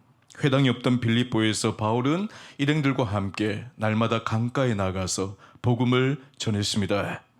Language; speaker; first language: Korean; native; Korean